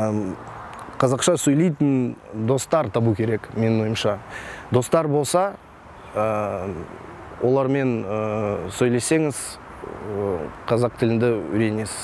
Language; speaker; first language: Kazakh; non-native, local second language; Russian